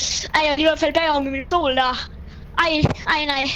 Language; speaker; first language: Danish; native; Danish